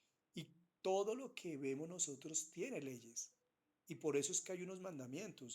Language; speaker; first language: Spanish; native; Spanish